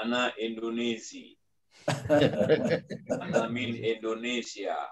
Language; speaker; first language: Arabic; non-native, learner; Indonesian